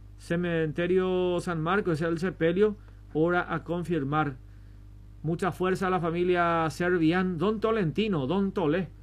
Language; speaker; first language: Spanish; native; Spanish